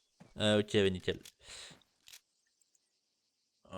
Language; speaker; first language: French; native; French